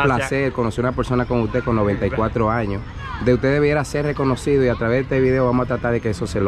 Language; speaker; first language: Spanish; native; Spanish